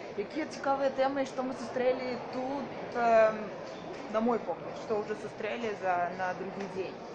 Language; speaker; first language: Belarusian; native; Belarusian